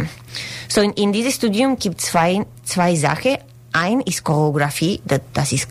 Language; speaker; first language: German; non-native, learner; Spanish